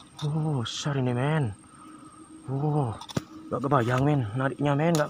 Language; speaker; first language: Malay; non-native, local second language; Javanese